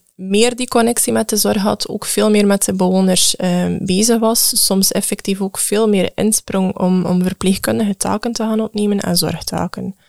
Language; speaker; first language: Dutch; native; Dutch